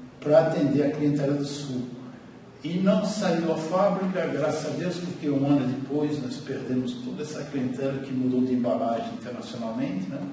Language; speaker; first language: Portuguese; early bilingual, other home language; French